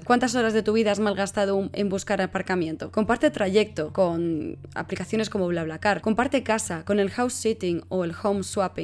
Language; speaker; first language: Spanish; native; Spanish